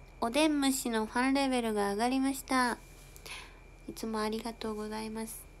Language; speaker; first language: Japanese; native; Japanese